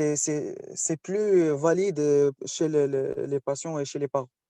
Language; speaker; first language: French; non-native, local second language; Arabic